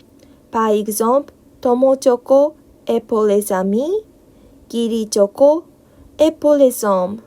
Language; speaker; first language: French; non-native, learner; Japanese